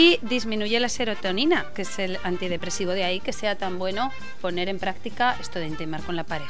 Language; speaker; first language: Spanish; native; Spanish